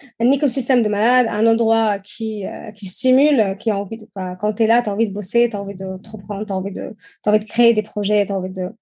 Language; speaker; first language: French; non-native, fluent; Arabic